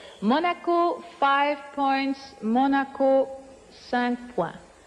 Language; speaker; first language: English; non-native, fluent; Dutch